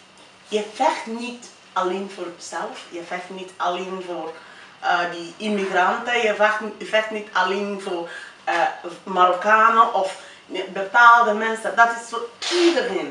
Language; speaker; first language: Dutch; non-native, fluent; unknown